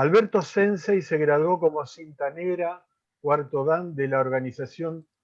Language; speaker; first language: Spanish; native; Spanish